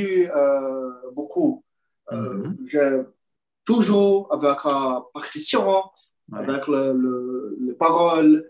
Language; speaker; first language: French; non-native, learner; Portuguese